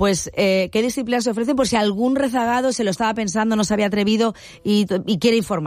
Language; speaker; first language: Spanish; native; Spanish